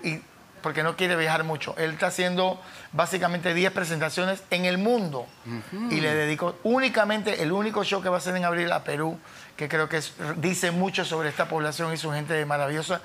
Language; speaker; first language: Spanish; native; Spanish